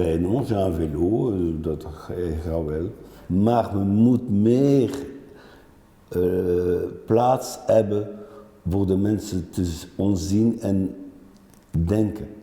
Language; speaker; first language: Dutch; non-native, local second language; French